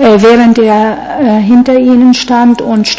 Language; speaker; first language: German; non-native, fluent; Italian